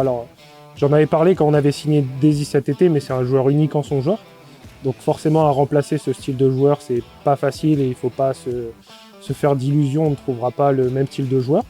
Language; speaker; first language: French; native; French